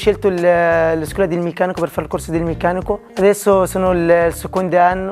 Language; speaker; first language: Italian; non-native, learner; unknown